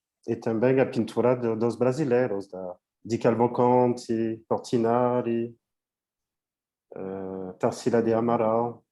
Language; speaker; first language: Portuguese; non-native, fluent; French